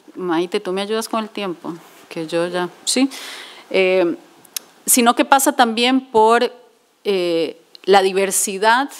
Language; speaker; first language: Spanish; native; Spanish